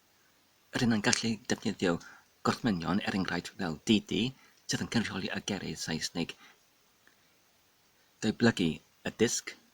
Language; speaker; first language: Welsh; non-native, fluent; English